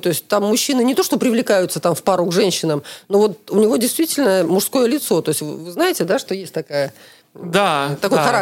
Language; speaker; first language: Russian; native; Russian